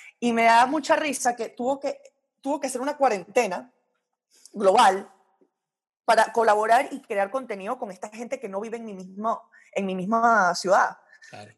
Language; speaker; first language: Spanish; early bilingual, heritage; Spanish